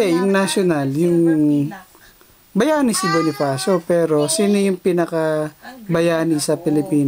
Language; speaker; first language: Filipino; native; Filipino